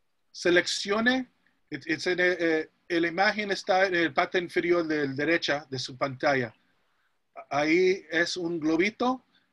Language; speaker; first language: Spanish; non-native, fluent; English